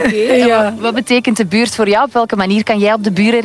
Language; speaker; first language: Dutch; native; Dutch